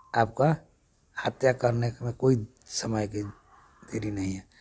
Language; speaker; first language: Hindi; native; Hindi